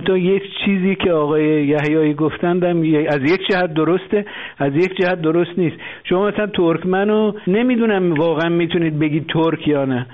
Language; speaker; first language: Persian; non-native, local second language; Azerbaijani